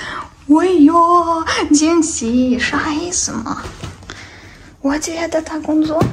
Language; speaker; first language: Chinese; non-native, learner; Ukrainian